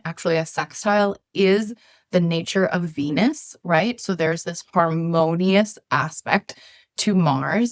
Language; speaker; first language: English; native; English